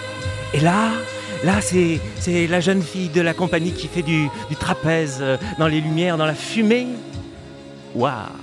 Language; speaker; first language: French; native; French